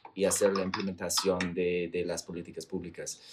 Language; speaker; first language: Spanish; non-native, fluent; English